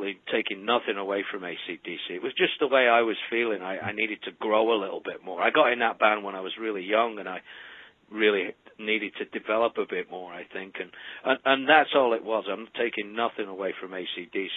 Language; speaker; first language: English; native; English